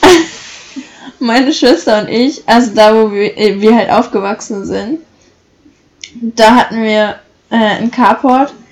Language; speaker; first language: German; native; German